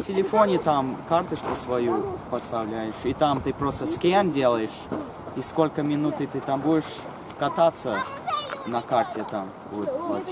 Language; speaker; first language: Russian; native; Russian